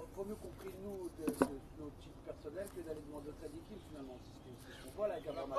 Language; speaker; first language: French; native; French